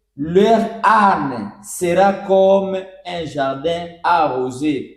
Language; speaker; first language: French; non-native, local second language; Swahili